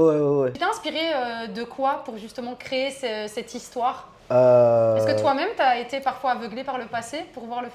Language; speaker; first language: French; native; French